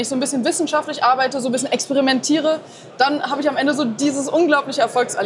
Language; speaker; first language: German; native; German